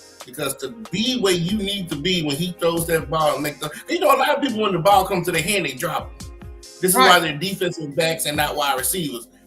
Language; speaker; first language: English; native; English